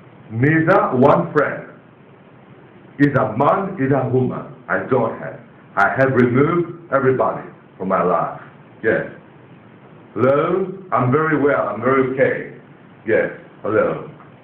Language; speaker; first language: English; non-native, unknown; Greek